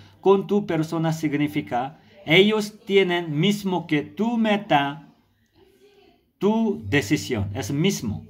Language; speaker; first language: Spanish; non-native, learner; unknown